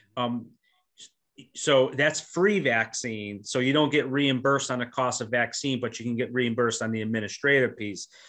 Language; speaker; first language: English; native; English